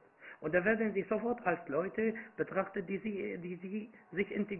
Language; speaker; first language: German; non-native, fluent; Arabic